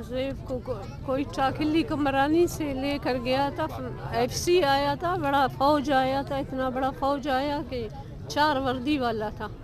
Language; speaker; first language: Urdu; non-native, local second language; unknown